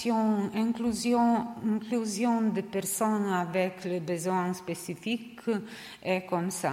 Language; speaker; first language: French; non-native, learner; Serbian